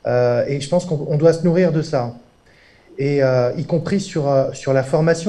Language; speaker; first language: French; native; French